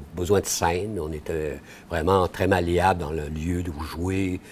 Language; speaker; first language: French; native; French